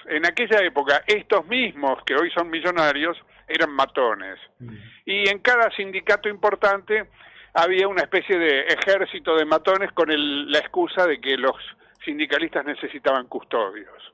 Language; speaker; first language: Spanish; native; Spanish